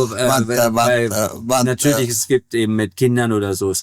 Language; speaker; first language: German; native; German